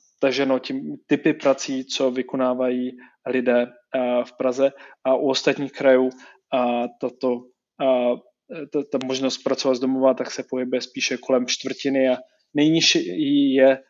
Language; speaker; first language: Czech; native; Czech